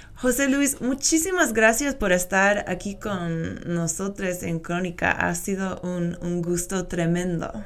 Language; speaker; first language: Spanish; non-native, fluent; English